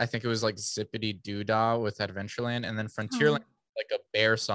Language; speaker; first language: English; early bilingual, other home language; Spanish